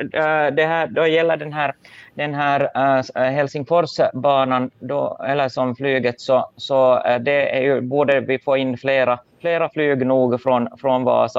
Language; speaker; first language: Swedish; native; Swedish